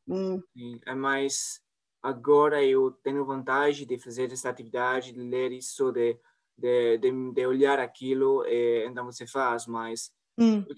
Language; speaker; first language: Portuguese; non-native, fluent; French